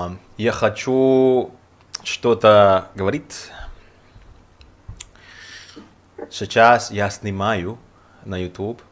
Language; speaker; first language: Russian; non-native, learner; Indonesian